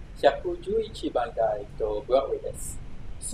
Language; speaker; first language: Japanese; non-native, learner; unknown